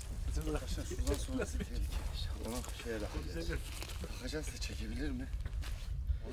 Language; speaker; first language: Turkish; native; Turkish